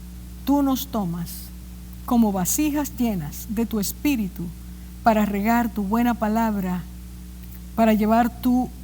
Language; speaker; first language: Spanish; native; Spanish